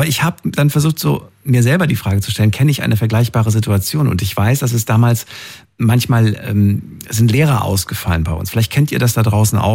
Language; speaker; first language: German; native; German